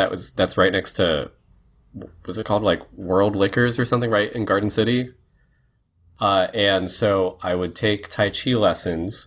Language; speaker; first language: English; native; English